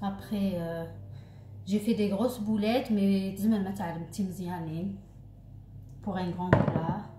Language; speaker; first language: French; non-native, local second language; Arabic